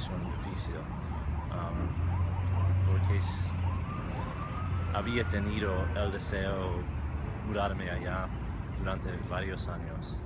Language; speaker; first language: Spanish; non-native, fluent; English